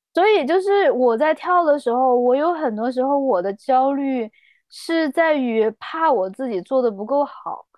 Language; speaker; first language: Chinese; native; Chinese